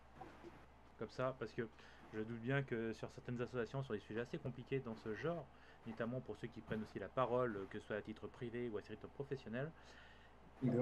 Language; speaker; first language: French; native; French